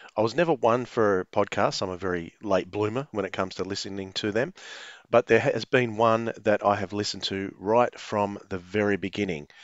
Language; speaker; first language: English; native; English